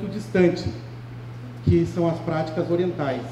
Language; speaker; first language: Portuguese; native; Portuguese